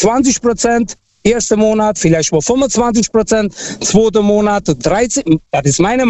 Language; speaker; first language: German; non-native, fluent; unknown